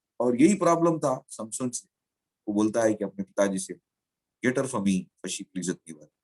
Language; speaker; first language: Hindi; non-native, local second language; Telugu